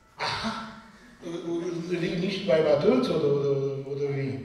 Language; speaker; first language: German; non-native, fluent; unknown